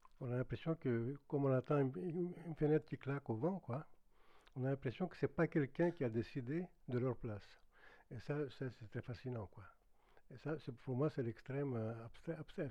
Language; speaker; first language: French; non-native, fluent; Greek